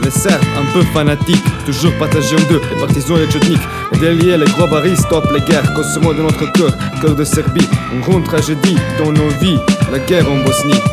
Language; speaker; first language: French; non-native, learner; Serbian